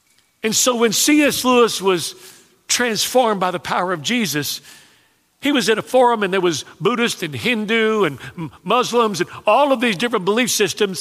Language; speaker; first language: English; native; English